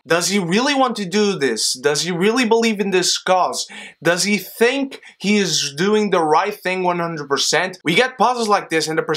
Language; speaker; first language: English; non-native, fluent; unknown